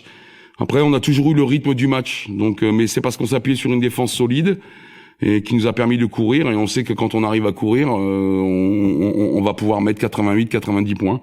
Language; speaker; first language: French; native; French